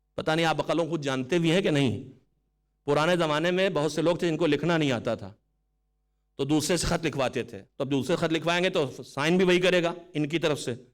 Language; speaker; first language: Urdu; native; Urdu